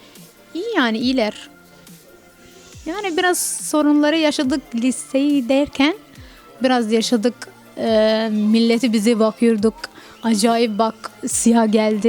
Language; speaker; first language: Turkish; non-native, learner; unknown